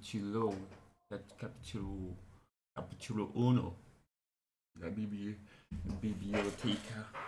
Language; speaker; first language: Spanish; non-native, learner; French